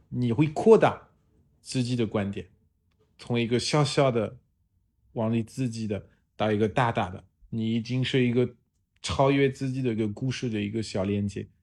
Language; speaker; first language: Chinese; non-native, fluent; French